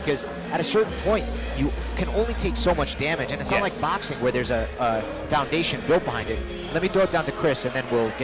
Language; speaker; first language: English; native; English